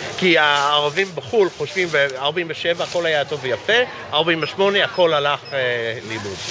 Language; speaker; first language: Hebrew; non-native, fluent; English